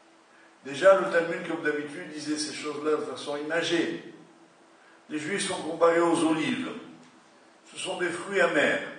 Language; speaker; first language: French; native; French